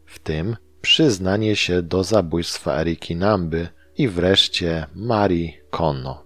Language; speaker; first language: Polish; native; Polish